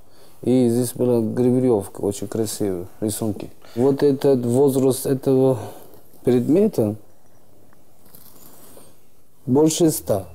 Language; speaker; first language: Russian; non-native, learner; Persian